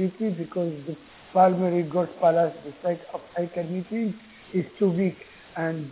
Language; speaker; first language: English; non-native, learner; Arabic